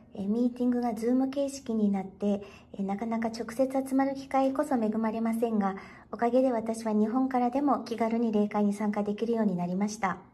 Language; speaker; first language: Japanese; non-native, fluent; English